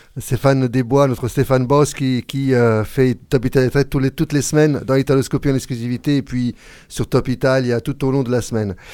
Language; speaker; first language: French; native; French